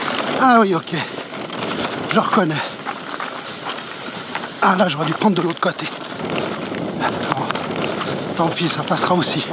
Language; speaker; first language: French; native; French